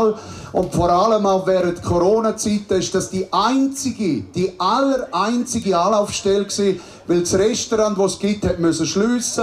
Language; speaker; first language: German; native; German